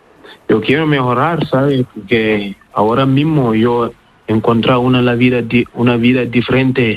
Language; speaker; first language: Spanish; non-native, learner; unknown